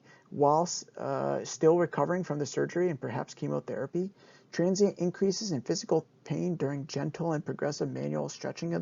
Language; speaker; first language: English; native; English